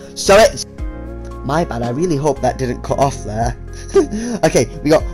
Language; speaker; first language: English; native; English